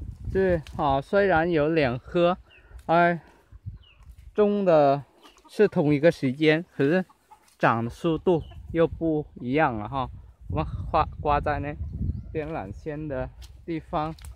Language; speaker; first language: Chinese; early bilingual, heritage; Chinese